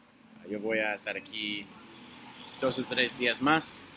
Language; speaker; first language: Spanish; non-native, learner; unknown